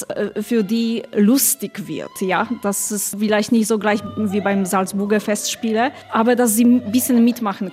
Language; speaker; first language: German; non-native, fluent; Polish